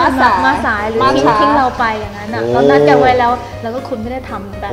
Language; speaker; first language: Thai; non-native, fluent; Chinese